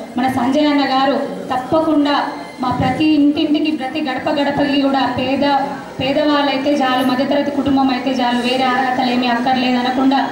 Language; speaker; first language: Telugu; native; Telugu